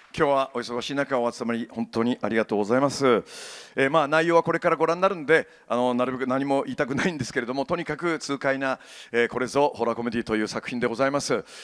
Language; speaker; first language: Japanese; native; Japanese